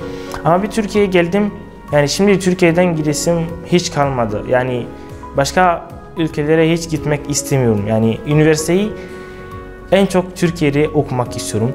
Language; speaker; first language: Turkish; non-native, fluent; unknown